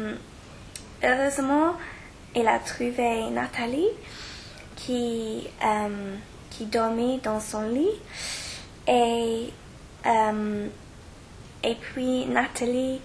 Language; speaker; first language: French; non-native, learner; English